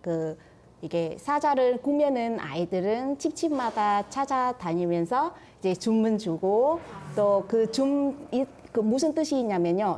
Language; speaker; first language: Korean; non-native, fluent; Vietnamese